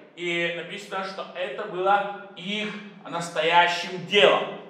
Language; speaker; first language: Russian; native; Russian